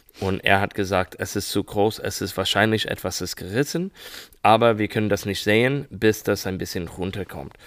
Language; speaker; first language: German; non-native, learner; English